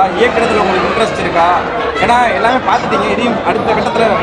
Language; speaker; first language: Tamil; native; Tamil